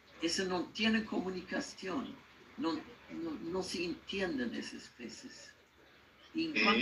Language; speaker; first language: Spanish; non-native, learner; German